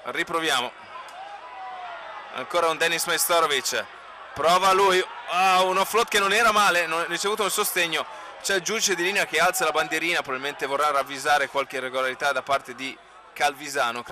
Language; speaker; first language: Italian; native; Italian